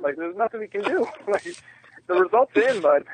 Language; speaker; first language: English; native; English